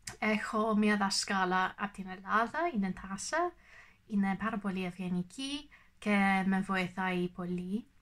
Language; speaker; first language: Greek; non-native, learner; English